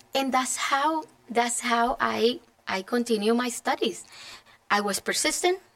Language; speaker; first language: English; non-native, fluent; Spanish